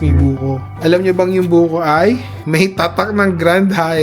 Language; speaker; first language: Filipino; native; Filipino